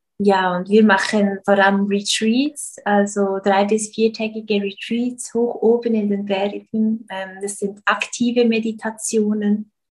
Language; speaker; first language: German; early bilingual, other home language; Portuguese